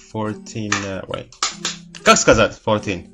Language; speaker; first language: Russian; non-native, learner; Indonesian